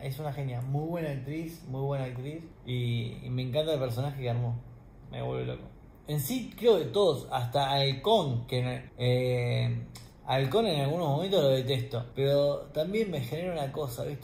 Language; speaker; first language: Spanish; native; Spanish